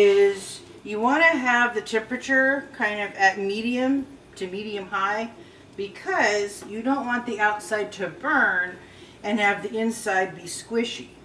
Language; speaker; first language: English; native; English